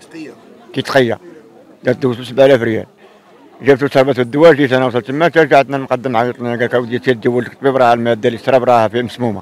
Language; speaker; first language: Arabic; native; Arabic